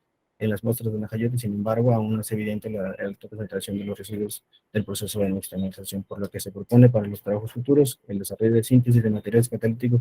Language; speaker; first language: Spanish; native; Spanish